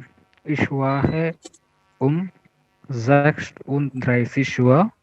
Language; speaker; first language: German; non-native, learner; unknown